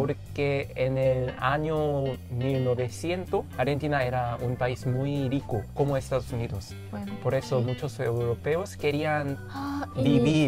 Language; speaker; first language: Spanish; non-native, learner; Korean